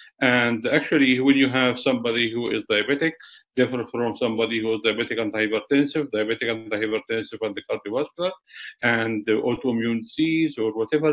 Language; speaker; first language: English; non-native, fluent; Arabic